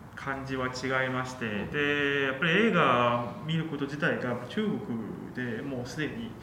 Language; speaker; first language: Japanese; non-native, fluent; Chinese